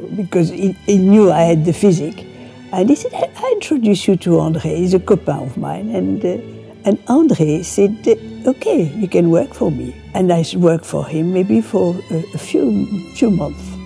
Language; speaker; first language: English; non-native, fluent; French